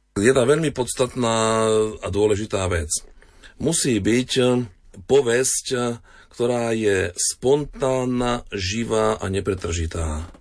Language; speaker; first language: Slovak; native; Slovak